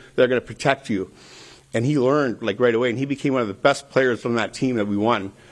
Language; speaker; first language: English; native; English